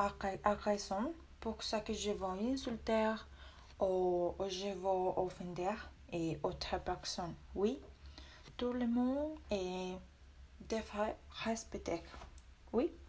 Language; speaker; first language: French; non-native, learner; Spanish